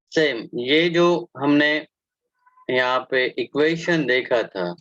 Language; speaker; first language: Hindi; non-native, local second language; Marathi